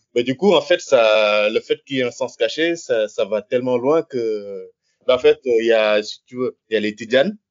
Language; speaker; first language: French; non-native, local second language; Wolof